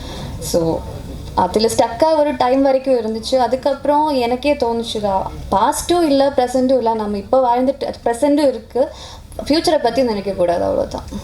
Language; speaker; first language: Tamil; non-native, fluent; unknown